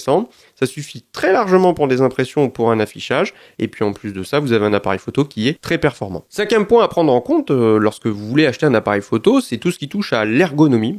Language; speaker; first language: French; native; French